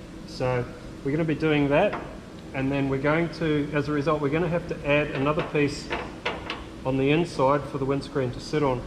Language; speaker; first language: English; native; English